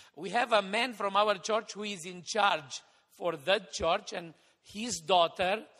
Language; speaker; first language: English; non-native, fluent; Romanian